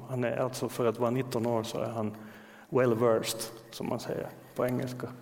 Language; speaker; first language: Swedish; native; Swedish